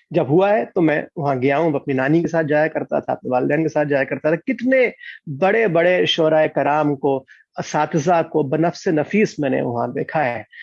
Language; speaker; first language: Urdu; native; Urdu